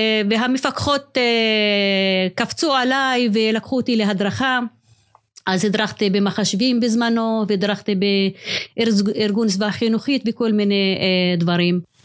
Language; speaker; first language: Hebrew; non-native, local second language; Arabic